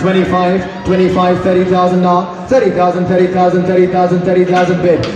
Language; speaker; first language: English; non-native, local second language; Afrikaans